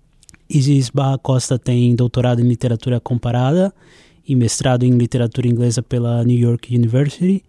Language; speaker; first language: Portuguese; non-native, fluent; Spanish